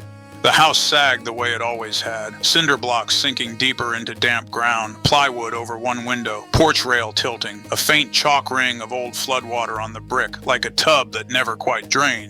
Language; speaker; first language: English; native; English